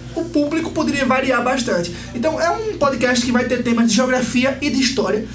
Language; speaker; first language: Portuguese; native; Portuguese